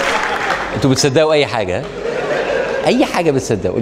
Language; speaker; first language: Egyptian Arabic; native; Egyptian Arabic